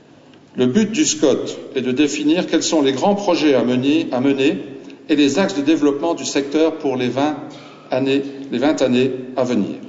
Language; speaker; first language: French; native; French